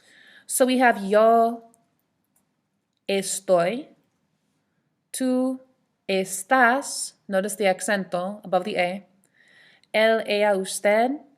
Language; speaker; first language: Spanish; non-native, fluent; English